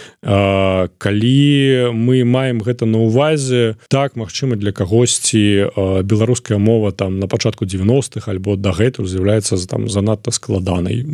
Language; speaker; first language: Belarusian; non-native, local second language; Russian